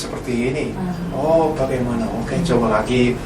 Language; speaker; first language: Indonesian; non-native, fluent; English